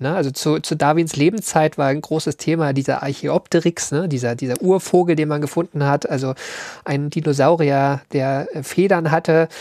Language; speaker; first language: German; native; German